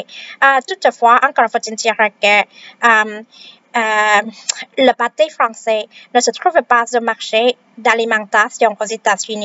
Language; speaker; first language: French; non-native, fluent; Vietnamese